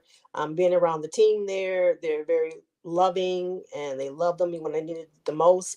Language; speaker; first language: English; native; English